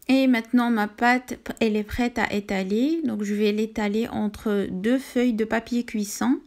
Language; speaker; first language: French; non-native, local second language; Arabic